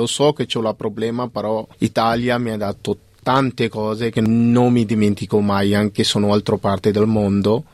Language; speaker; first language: Italian; non-native, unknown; Punjabi